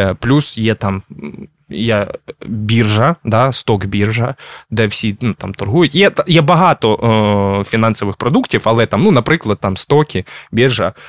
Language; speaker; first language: Ukrainian; non-native, local second language; Russian